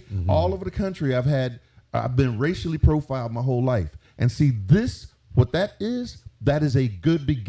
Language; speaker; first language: English; native; English